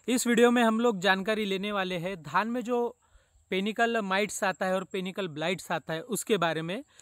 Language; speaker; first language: Hindi; non-native, local second language; Marathi